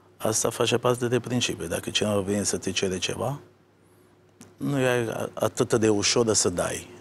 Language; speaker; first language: Romanian; non-native, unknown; Italian